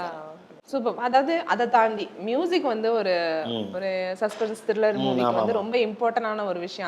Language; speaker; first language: Tamil; native; Tamil